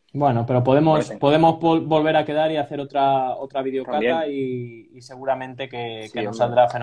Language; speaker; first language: Spanish; native; Spanish